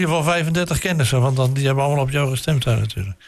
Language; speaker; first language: Dutch; native; Dutch